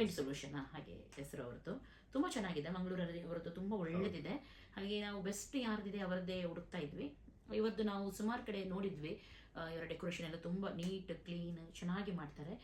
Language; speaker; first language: Kannada; non-native, local second language; Konkani